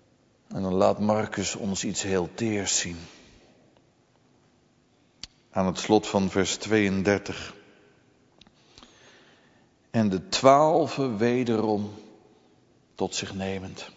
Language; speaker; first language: Dutch; native; Dutch